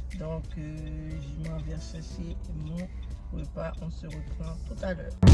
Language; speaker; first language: French; non-native, local second language; Haitian Creole